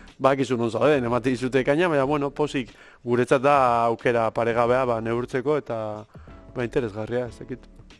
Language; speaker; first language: Basque; native; Basque